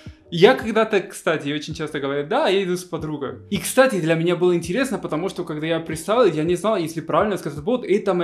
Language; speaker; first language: Russian; non-native, fluent; Spanish